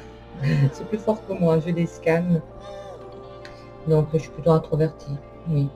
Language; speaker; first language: French; native; French